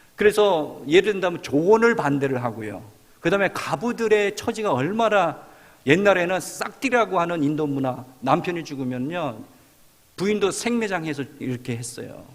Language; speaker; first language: Korean; native; Korean